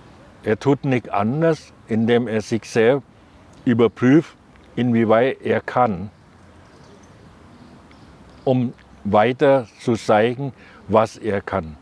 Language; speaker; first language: German; non-native, learner; Thai